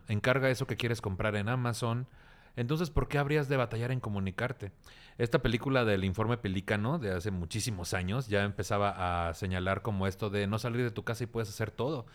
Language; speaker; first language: Spanish; native; Spanish